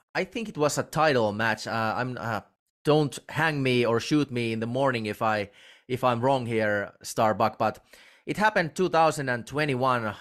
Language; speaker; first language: English; non-native, fluent; Finnish